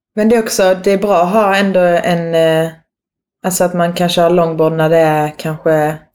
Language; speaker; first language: Swedish; native; Swedish